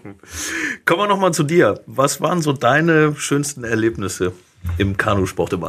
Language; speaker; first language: German; native; German